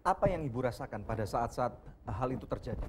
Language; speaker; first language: Indonesian; native; Indonesian